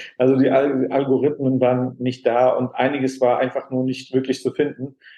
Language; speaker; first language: German; non-native, fluent; Aramaic